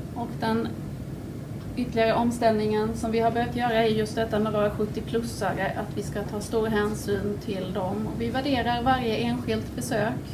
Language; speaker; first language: Swedish; native; Swedish